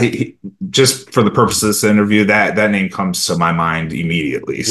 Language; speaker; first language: English; early bilingual, other home language; Romanian